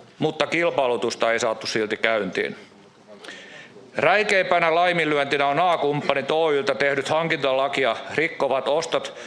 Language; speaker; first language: Finnish; native; Finnish